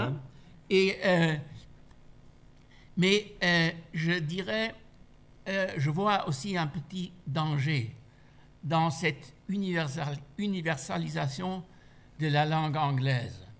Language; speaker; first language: French; non-native, fluent; German